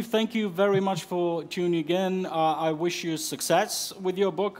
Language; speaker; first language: English; non-native, fluent; Bulgarian